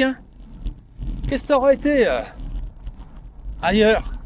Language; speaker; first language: French; native; French